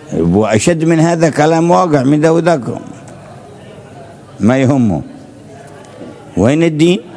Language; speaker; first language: Arabic; native; Arabic